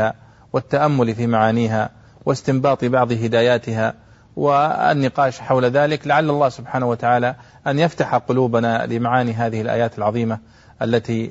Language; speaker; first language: Arabic; native; Arabic